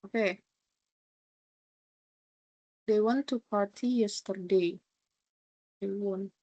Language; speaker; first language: English; non-native, learner; Indonesian